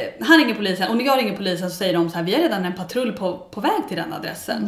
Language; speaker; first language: Swedish; native; Swedish